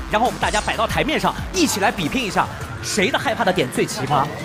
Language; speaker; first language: Chinese; native; Chinese